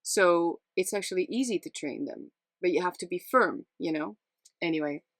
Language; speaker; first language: English; non-native, fluent; Dutch